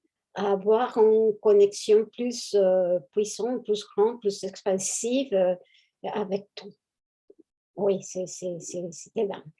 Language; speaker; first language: French; non-native, fluent; Spanish